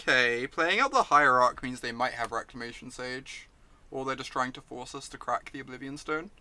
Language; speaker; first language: English; native; English